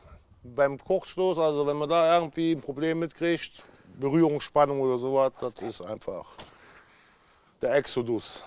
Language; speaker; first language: German; native; German